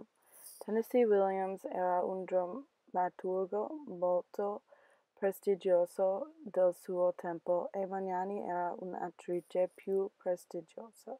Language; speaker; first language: Italian; non-native, learner; English